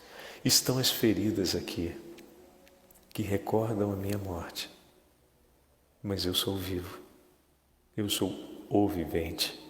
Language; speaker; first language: Portuguese; native; Portuguese